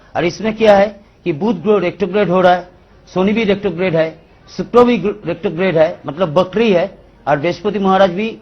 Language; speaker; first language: Hindi; non-native, local second language; Bangla